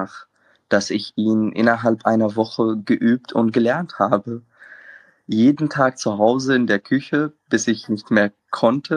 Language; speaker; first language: German; non-native, fluent; Arabic